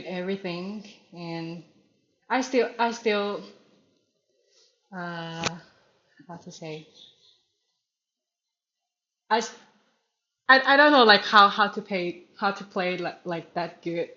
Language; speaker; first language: English; non-native, learner; Thai